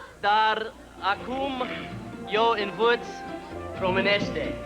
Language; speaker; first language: Romanian; non-native, learner; English